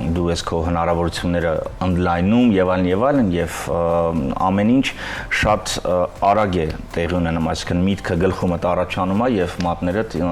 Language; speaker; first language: Armenian; early bilingual, heritage; Armenian